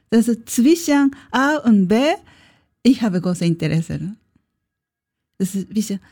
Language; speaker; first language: German; non-native, learner; Japanese